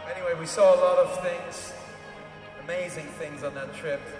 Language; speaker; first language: English; native; English